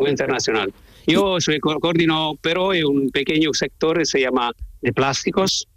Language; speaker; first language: Spanish; non-native, learner; Italian